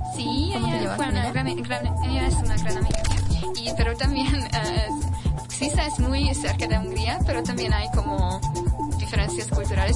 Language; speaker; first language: Spanish; non-native, fluent; Hungarian